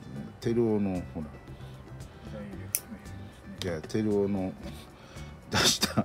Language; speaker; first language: Japanese; native; Japanese